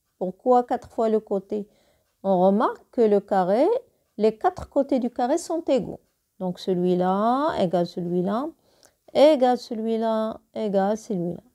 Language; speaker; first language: French; non-native, local second language; Arabic